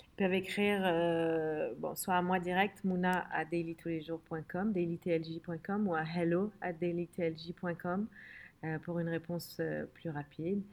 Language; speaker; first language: French; early bilingual, other home language; Arabic